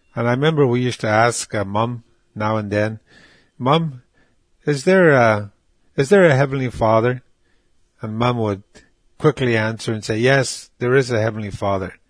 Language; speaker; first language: English; non-native, fluent; Cree